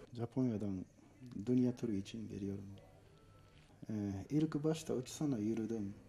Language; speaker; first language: Turkish; non-native, learner; Japanese